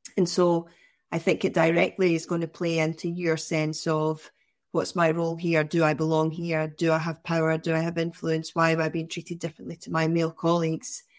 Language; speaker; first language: English; native; English